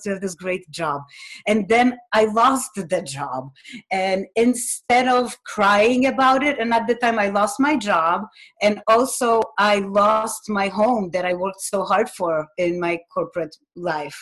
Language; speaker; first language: English; non-native, fluent; Polish